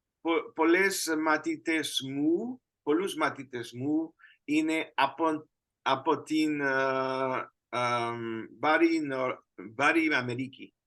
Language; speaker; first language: Greek; non-native, learner; Spanish